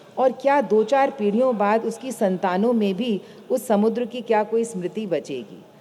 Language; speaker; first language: Hindi; native; Hindi